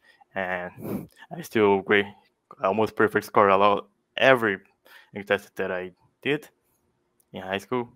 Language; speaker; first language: English; non-native, fluent; Portuguese